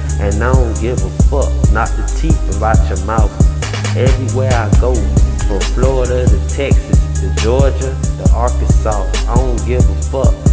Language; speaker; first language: English; native; English